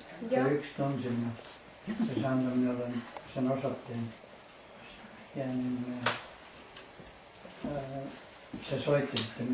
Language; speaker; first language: Finnish; early bilingual, heritage; English